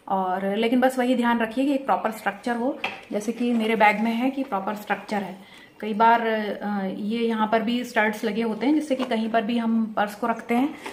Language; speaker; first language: Hindi; native; Hindi